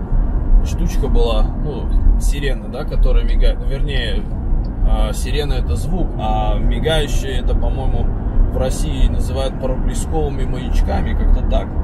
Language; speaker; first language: Russian; native; Russian